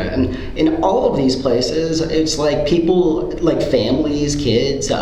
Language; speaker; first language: English; native; English